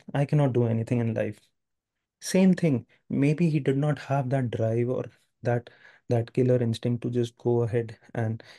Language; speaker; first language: English; non-native, local second language; Hindi